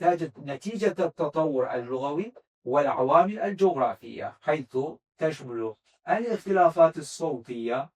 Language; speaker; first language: Arabic; non-native, fluent; Azerbaijani